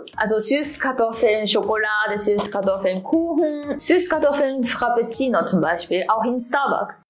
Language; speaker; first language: German; non-native, fluent; Japanese